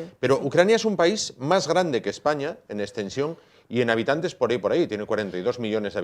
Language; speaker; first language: Spanish; native; Spanish